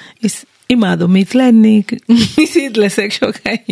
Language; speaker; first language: Hungarian; non-native, learner; Spanish